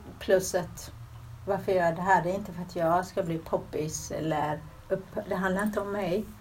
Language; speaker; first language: Swedish; early bilingual, other home language; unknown